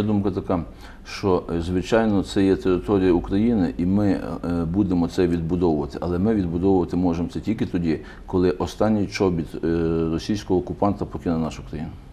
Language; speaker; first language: Ukrainian; native; Ukrainian